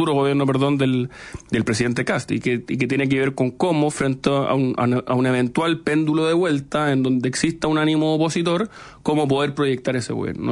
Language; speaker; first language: Spanish; native; Spanish